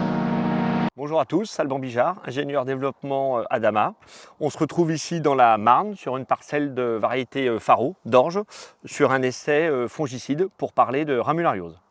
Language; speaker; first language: French; native; French